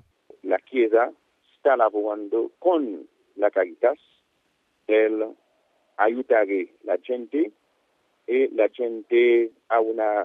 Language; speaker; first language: Italian; non-native, fluent; Haitian Creole